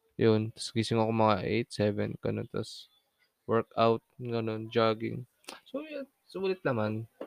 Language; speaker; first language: Filipino; non-native, local second language; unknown